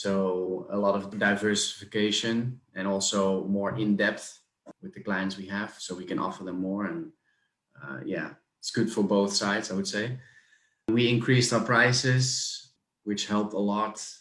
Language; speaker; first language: English; non-native, fluent; Dutch